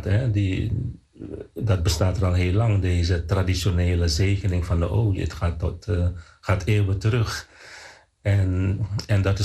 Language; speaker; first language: Dutch; non-native, fluent; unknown